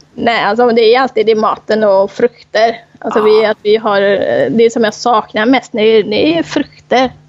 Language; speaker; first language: Swedish; non-native, fluent; Thai